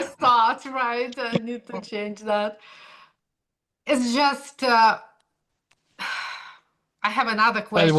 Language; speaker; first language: English; non-native, fluent; Russian